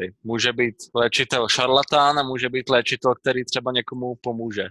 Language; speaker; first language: Polish; non-native, learner; Czech